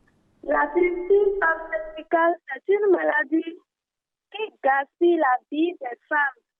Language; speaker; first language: French; non-native, learner; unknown